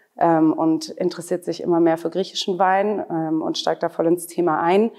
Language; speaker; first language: German; native; German